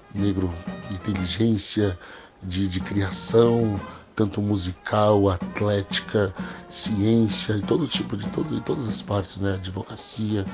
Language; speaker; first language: Portuguese; early bilingual, other home language; English